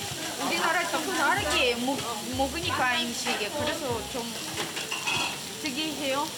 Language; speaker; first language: Korean; non-native, learner; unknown